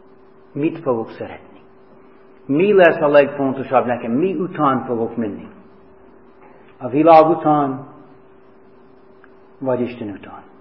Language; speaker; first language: Hungarian; non-native, fluent; English